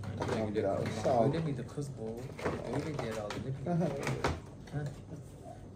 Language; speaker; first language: Turkish; native; Turkish